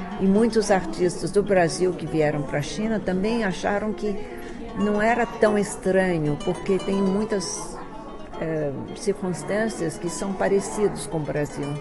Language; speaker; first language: Portuguese; early bilingual, other home language; Chinese